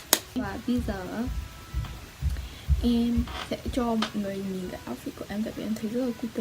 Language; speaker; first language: Vietnamese; early bilingual, heritage; Vietnamese